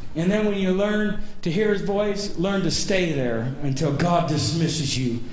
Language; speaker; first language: English; native; English